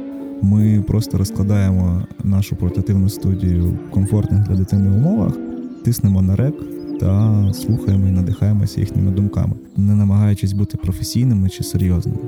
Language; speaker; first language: Ukrainian; native; Ukrainian